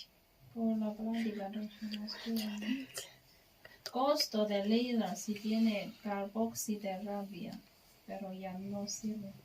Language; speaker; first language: Spanish; non-native, learner; Chinese